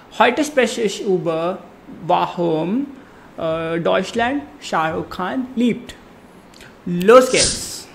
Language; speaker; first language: German; non-native, learner; Hindi